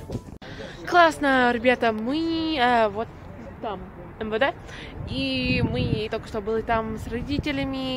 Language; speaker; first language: Russian; non-native, fluent; English